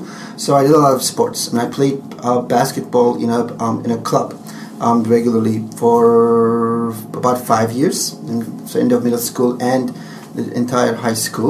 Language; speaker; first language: English; non-native, fluent; Turkish